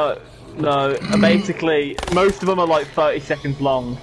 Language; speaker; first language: English; native; English